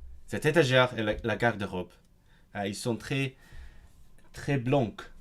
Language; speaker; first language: French; non-native, fluent; Cantonese